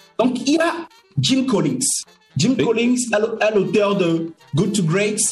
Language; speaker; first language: French; non-native, local second language; Ewe